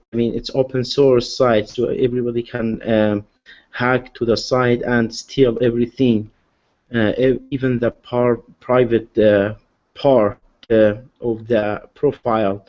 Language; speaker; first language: English; non-native, learner; Arabic